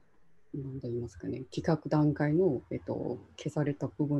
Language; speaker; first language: Japanese; non-native, local second language; Chinese